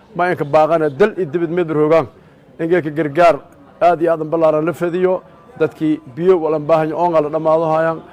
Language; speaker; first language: Somali; non-native, local second language; Maay